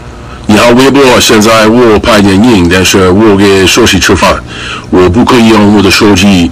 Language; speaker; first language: Chinese; non-native, learner; English